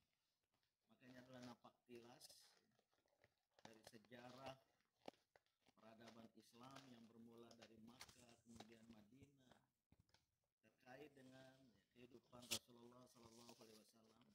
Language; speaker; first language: Indonesian; native; Indonesian